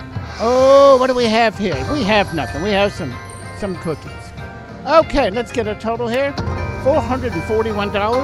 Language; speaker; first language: English; native; English